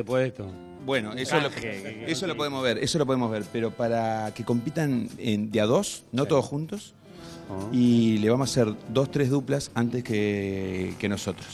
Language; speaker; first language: Spanish; native; Spanish